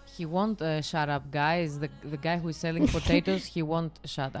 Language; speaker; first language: English; non-native, fluent; Greek